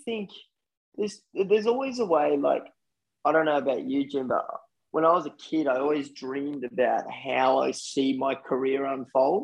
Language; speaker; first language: English; early bilingual, other home language; Afrikaans